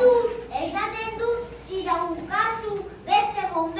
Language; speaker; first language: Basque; non-native, local second language; Spanish